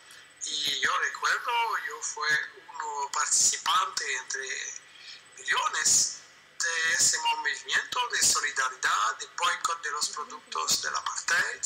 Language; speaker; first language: Spanish; non-native, fluent; French